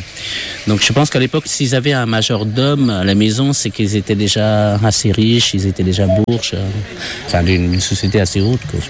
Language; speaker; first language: French; non-native, fluent; Khmer